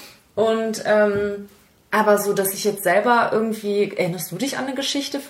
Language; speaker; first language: German; native; German